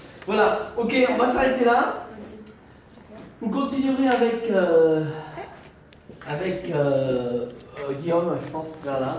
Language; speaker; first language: French; non-native, fluent; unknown